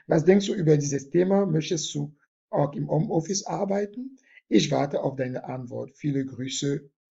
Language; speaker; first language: German; non-native, fluent; French